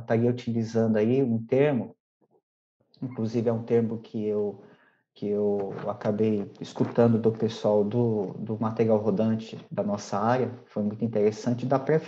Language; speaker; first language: Portuguese; native; Portuguese